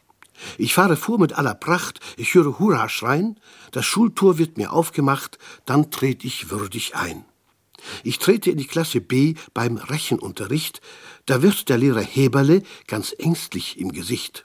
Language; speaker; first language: German; native; German